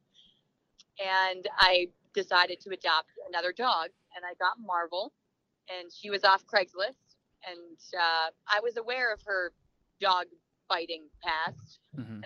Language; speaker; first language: English; native; English